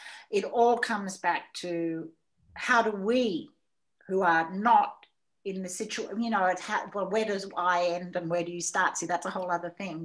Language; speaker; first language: English; native; English